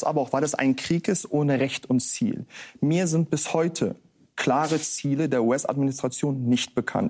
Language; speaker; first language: German; native; German